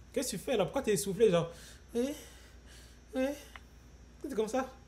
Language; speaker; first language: French; native; French